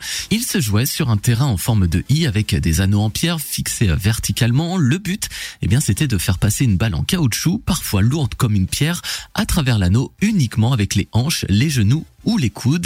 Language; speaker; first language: French; native; French